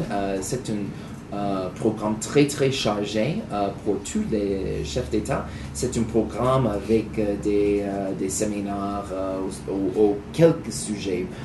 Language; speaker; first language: French; non-native, learner; English